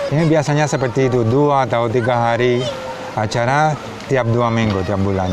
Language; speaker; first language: Indonesian; non-native, fluent; Spanish